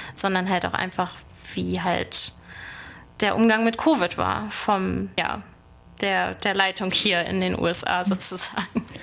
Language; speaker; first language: German; native; German